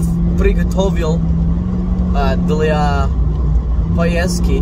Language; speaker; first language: Russian; non-native, learner; English